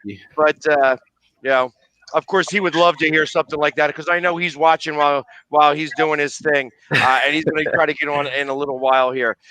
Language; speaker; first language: English; native; English